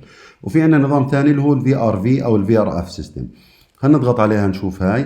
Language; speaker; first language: Arabic; native; Arabic